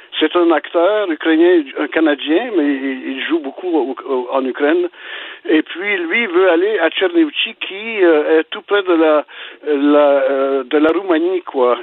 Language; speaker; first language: French; early bilingual, other home language; Ukrainian